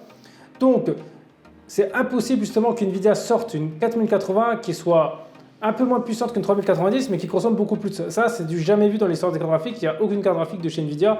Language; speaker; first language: French; native; French